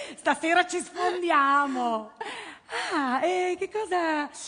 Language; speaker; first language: Italian; native; Italian